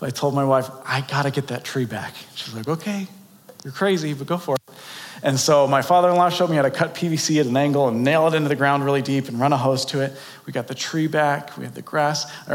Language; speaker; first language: English; native; English